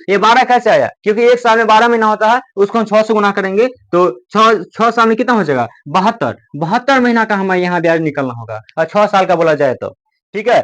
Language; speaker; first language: Hindi; native; Hindi